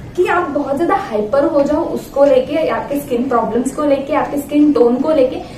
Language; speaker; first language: Hindi; non-native, local second language; Marathi